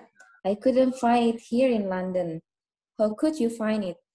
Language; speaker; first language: English; non-native, learner; Indonesian